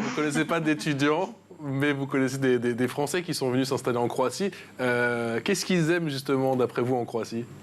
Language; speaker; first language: French; native; French